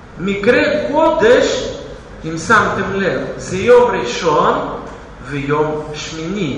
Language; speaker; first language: Hebrew; non-native, fluent; Russian